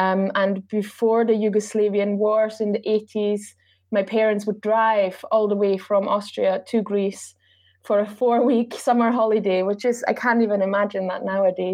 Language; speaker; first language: English; non-native, fluent; German